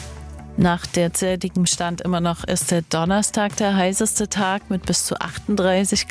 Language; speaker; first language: German; native; German